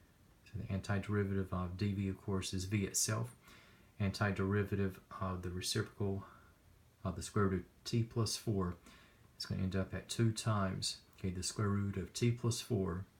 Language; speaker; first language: English; native; English